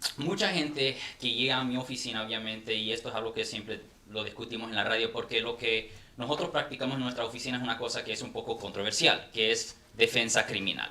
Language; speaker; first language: Spanish; non-native, fluent; English